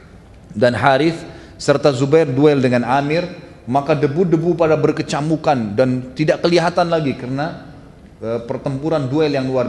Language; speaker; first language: Indonesian; native; Indonesian